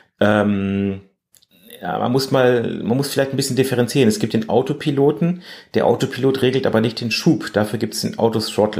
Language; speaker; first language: German; native; German